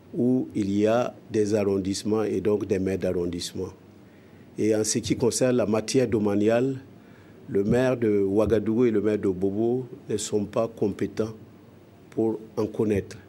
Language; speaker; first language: French; non-native, local second language; Mossi